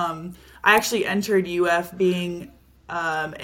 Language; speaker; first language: English; native; English